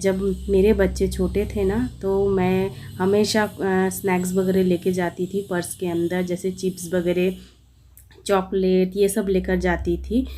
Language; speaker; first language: Hindi; non-native, local second language; Bangla